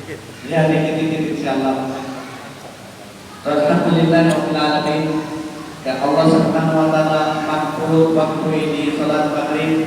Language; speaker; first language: Indonesian; non-native, learner; Urdu